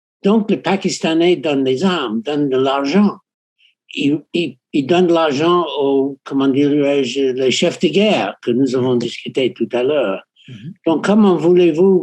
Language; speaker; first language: French; non-native, fluent; English